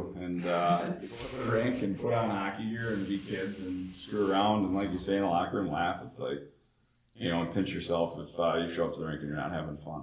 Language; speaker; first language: English; native; English